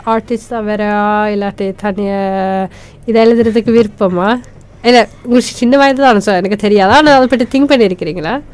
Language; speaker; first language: Tamil; native; Tamil